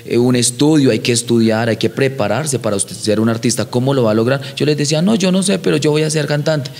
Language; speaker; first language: Spanish; native; Spanish